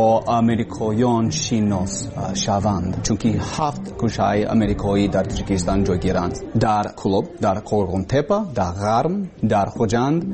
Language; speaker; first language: Persian; non-native, learner; English